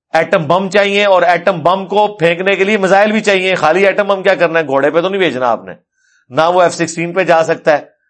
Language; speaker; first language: Urdu; non-native, local second language; Punjabi